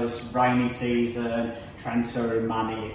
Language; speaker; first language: English; native; English